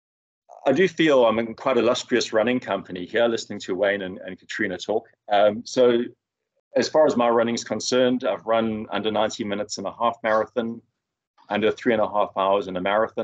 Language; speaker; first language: English; native; English